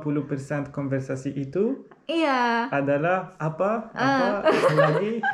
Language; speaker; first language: Indonesian; non-native, learner; Arabic